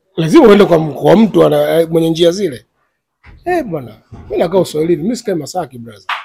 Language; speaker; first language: Swahili; native; Swahili